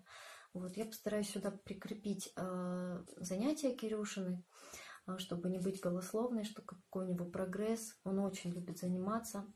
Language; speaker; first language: Russian; native; Russian